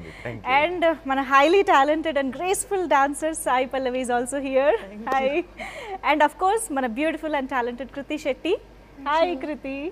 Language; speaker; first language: Telugu; native; Telugu